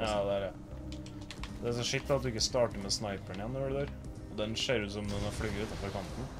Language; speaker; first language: Norwegian; native; Norwegian